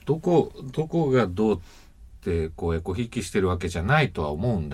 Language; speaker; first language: Japanese; native; Japanese